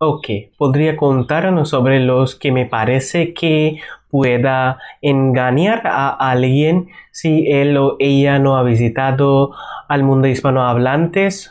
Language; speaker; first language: Spanish; non-native, learner; Bangla